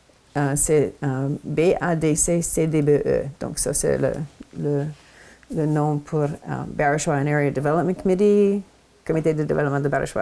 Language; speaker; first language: French; non-native, local second language; English